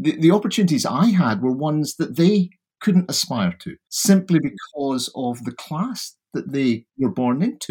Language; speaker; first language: English; native; English